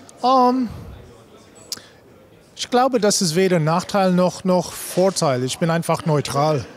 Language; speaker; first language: German; non-native, learner; English